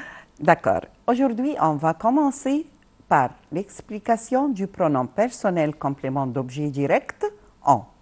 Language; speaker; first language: French; non-native, fluent; Arabic